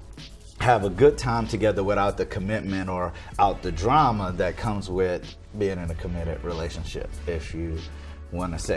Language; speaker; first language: English; native; English